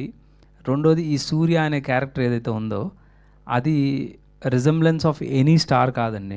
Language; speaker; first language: Telugu; native; Telugu